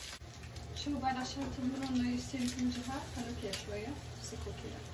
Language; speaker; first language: Arabic; native; Arabic